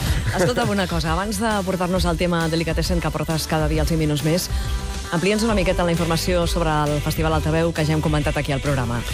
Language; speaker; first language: Catalan; native; Catalan